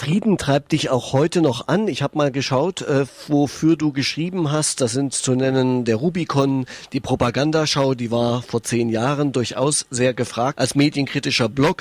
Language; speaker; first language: German; native; German